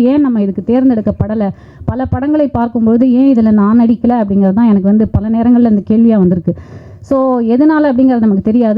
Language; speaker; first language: Tamil; native; Tamil